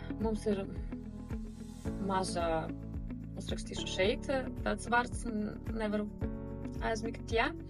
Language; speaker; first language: Latvian; early bilingual, heritage; Russian